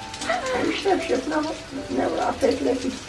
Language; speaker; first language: English; non-native, learner; Turkish